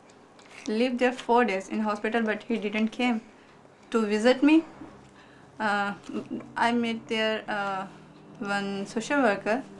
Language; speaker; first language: English; non-native, learner; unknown